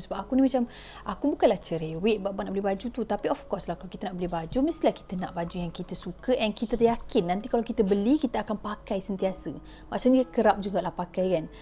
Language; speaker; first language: Malay; native; Malay